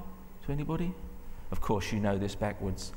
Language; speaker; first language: English; native; English